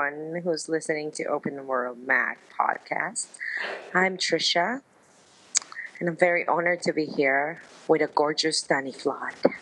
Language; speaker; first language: English; non-native, local second language; Filipino